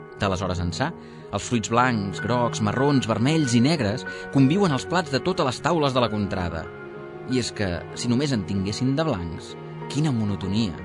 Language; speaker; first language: Catalan; native; Catalan